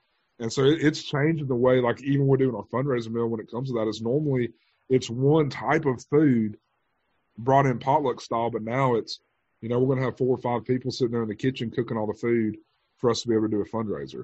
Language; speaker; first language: English; native; English